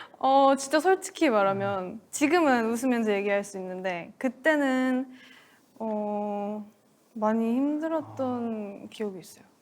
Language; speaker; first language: Korean; early bilingual, heritage; Korean